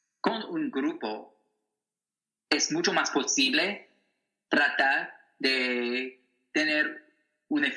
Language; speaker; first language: Spanish; non-native, learner; English